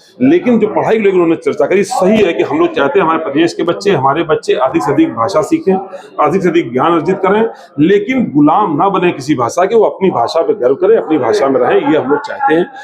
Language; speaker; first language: Hindi; native; Hindi